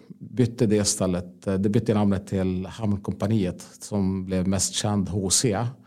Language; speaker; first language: Swedish; non-native, fluent; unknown